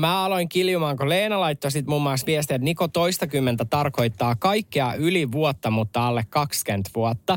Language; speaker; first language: Finnish; native; Finnish